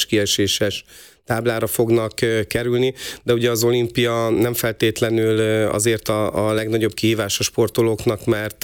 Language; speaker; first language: Hungarian; native; Hungarian